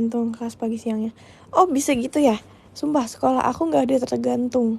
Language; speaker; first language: Indonesian; native; Indonesian